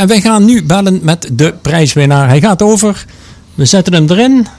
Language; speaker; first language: Dutch; native; Dutch